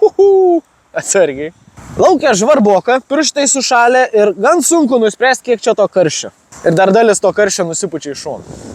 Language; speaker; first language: Lithuanian; native; Lithuanian